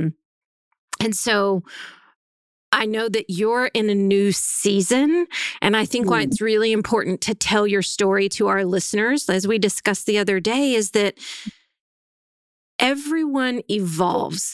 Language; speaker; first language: English; native; English